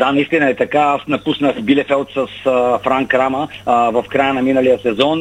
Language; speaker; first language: Bulgarian; native; Bulgarian